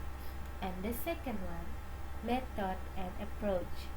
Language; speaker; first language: English; non-native, learner; Indonesian